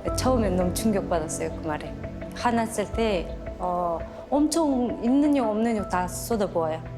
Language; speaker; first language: Korean; non-native, fluent; Uzbek